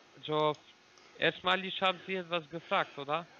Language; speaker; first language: German; non-native, learner; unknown